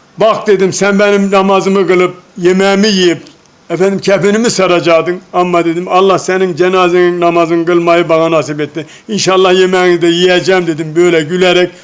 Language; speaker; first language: Turkish; native; Turkish